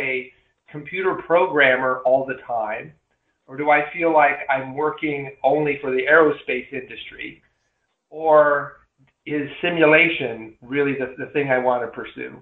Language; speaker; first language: English; native; English